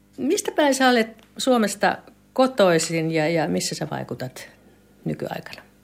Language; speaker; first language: Finnish; native; Finnish